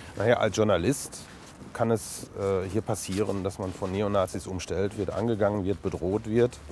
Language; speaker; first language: German; native; German